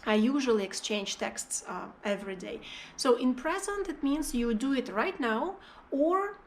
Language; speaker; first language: English; non-native, fluent; Russian